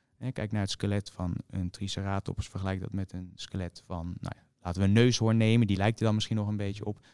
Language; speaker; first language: Dutch; native; Dutch